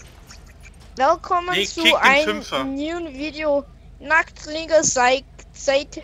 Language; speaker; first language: German; non-native, learner; Danish